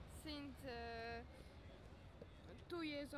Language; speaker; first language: English; non-native, learner; French